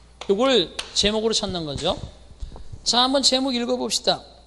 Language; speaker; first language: Korean; native; Korean